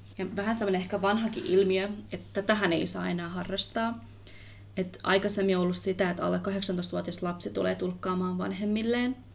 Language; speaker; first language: Finnish; early bilingual, other home language; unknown